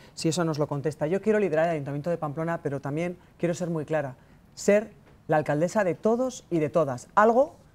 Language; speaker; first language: Spanish; native; Spanish